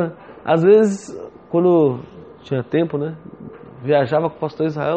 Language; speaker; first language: Portuguese; native; Portuguese